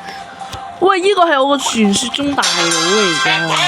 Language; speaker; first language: Chinese; early bilingual, heritage; Cantonese